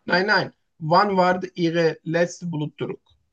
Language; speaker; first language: German; non-native, learner; Turkish